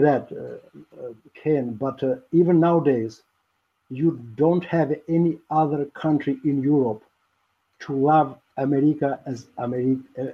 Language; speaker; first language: English; non-native, fluent; Albanian